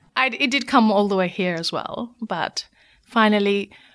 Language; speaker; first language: English; non-native, local second language; Nepali